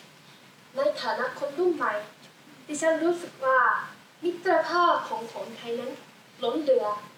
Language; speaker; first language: Thai; non-native, learner; Japanese